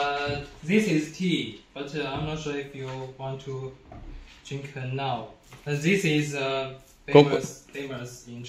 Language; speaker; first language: English; non-native, learner; Chinese